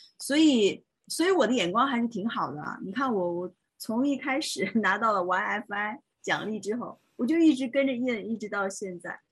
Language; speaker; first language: Chinese; native; Chinese